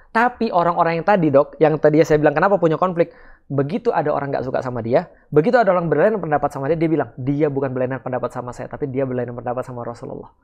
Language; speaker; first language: Indonesian; native; Indonesian